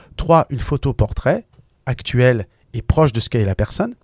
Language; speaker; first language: French; native; French